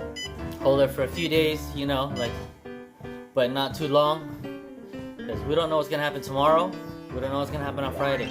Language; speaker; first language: English; native; English